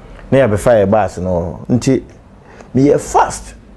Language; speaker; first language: English; non-native, local second language; Akan